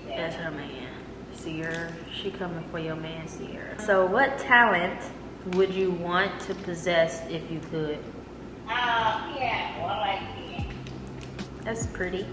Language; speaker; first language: English; native; English